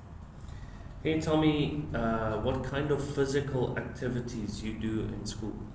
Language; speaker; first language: English; non-native, fluent; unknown